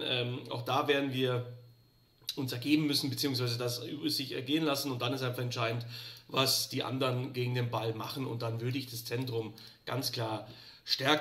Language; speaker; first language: German; native; German